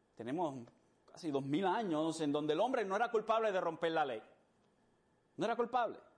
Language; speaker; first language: Spanish; early bilingual, heritage; Spanish